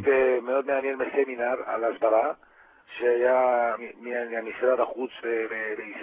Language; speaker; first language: Hebrew; non-native, fluent; Spanish